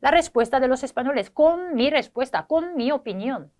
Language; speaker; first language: Spanish; non-native, fluent; Korean